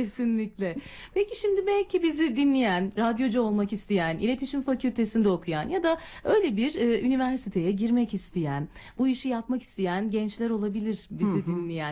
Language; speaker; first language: Turkish; native; Turkish